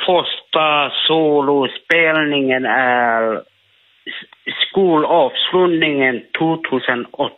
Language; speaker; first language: Swedish; non-native, learner; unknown